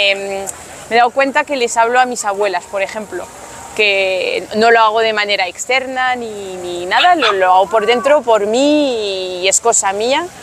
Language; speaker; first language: Spanish; non-native, fluent; French